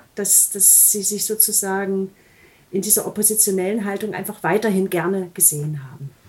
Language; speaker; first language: German; native; German